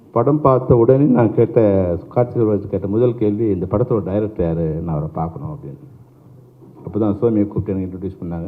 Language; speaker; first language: Tamil; native; Tamil